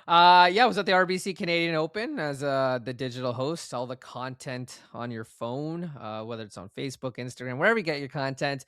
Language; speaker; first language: English; native; English